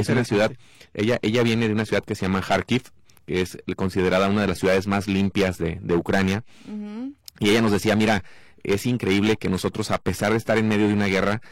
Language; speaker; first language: Spanish; native; Spanish